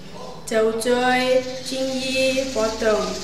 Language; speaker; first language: Cantonese; non-native, learner; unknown